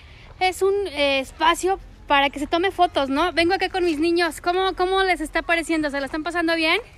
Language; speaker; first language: Spanish; native; Spanish